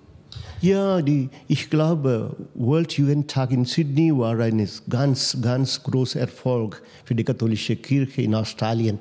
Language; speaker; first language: German; non-native, fluent; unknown